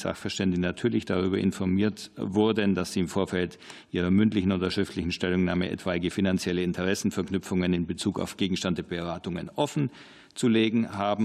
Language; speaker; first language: German; native; German